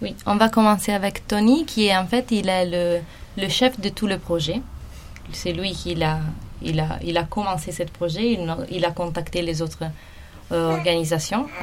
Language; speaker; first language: French; non-native, fluent; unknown